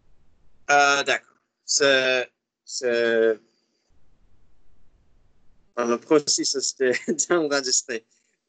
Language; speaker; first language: French; non-native, learner; English